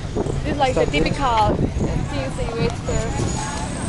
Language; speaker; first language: English; non-native, learner; Spanish